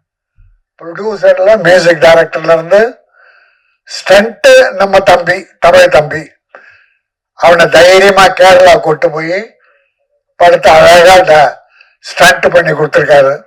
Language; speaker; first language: Tamil; native; Tamil